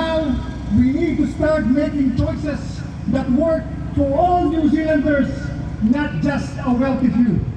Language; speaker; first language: English; non-native, local second language; Filipino